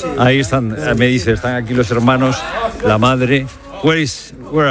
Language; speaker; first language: Spanish; native; Spanish